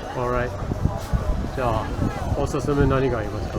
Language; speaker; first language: Japanese; non-native, learner; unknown